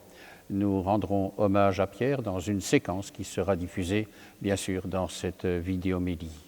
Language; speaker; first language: French; native; French